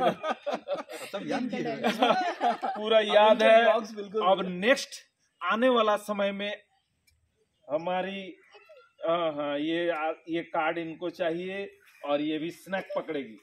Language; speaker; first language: Hindi; native; Hindi